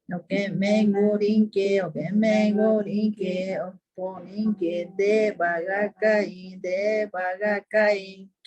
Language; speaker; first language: Spanish; non-native, local second language; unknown